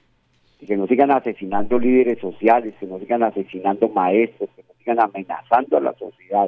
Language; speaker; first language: Spanish; native; Spanish